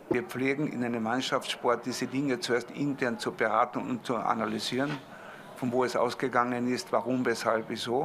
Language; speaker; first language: German; native; German